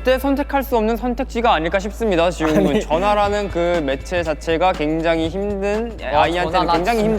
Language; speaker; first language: Korean; native; Korean